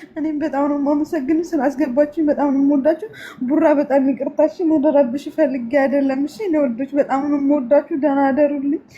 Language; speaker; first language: Amharic; native; Amharic